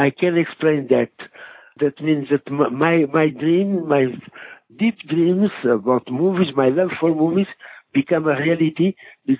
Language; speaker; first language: English; non-native, fluent; Portuguese